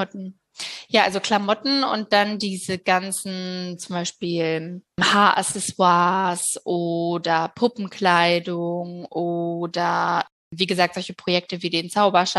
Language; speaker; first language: German; native; German